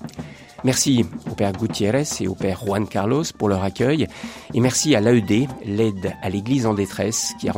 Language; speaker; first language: French; native; French